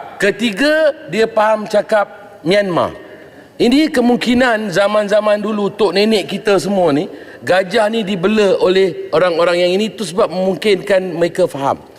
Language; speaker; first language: Malay; native; Malay